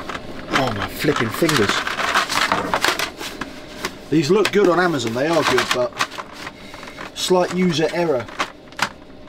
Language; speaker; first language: English; native; English